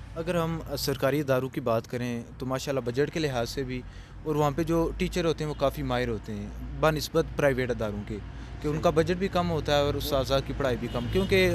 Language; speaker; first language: Urdu; non-native, local second language; Pahari-Potwari